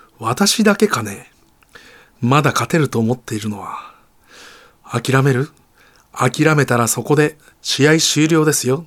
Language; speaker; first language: Japanese; native; Japanese